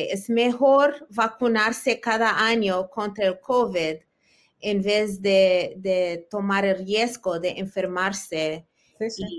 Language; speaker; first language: Spanish; early bilingual, heritage; Spanish